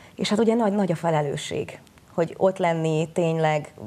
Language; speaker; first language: Hungarian; native; Hungarian